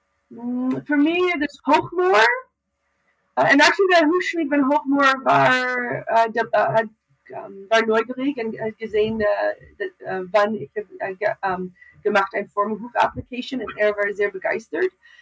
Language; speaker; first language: German; non-native, learner; English